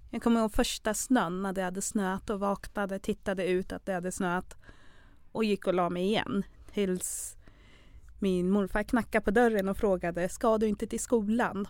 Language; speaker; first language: Swedish; early bilingual, other home language; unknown